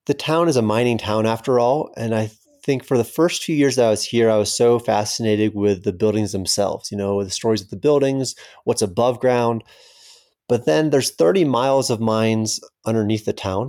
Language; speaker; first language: English; native; English